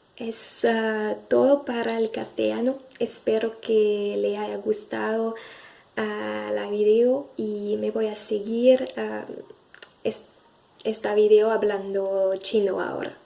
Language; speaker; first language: Spanish; non-native, fluent; French